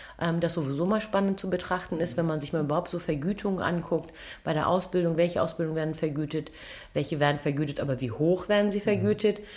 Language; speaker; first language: German; early bilingual, other home language; Turkish